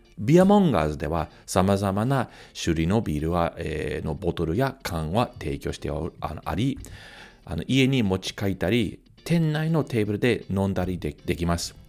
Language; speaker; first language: Japanese; non-native, fluent; English